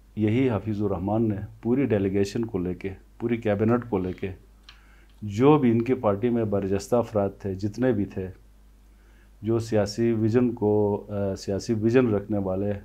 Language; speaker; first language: Urdu; non-native, local second language; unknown